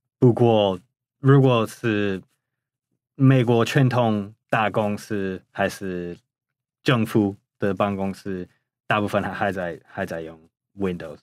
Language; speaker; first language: Chinese; non-native, fluent; English